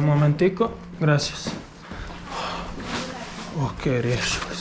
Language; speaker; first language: Spanish; non-native, learner; Croatian